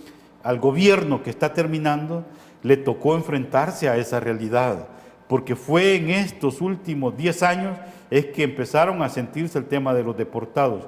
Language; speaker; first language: Spanish; native; Spanish